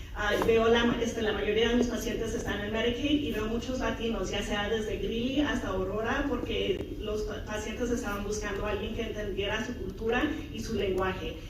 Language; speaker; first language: Spanish; early bilingual, heritage; Spanish